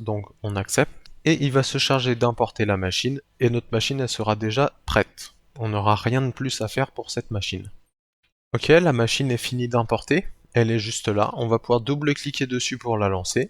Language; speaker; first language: French; native; French